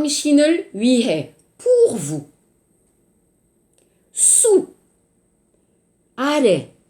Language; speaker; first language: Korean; non-native, learner; French